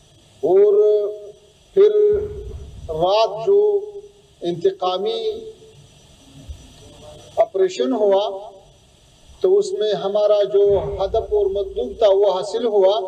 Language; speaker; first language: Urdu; non-native, fluent; Pashto